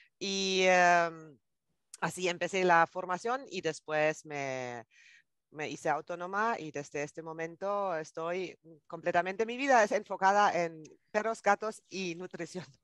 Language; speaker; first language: Spanish; non-native, fluent; German